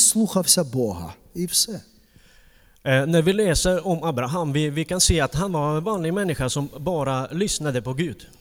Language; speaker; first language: Swedish; non-native, fluent; Ukrainian